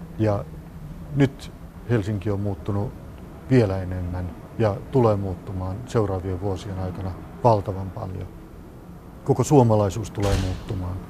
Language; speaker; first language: Finnish; native; Finnish